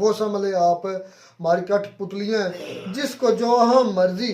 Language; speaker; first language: Urdu; non-native, local second language; Kashmiri